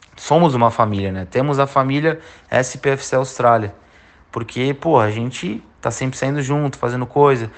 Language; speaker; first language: Portuguese; native; Portuguese